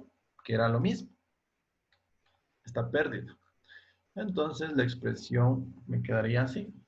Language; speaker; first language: Spanish; native; Spanish